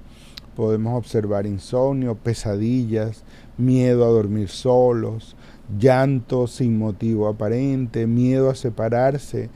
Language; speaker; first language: Spanish; native; Spanish